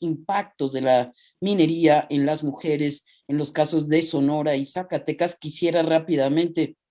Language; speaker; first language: Spanish; native; Spanish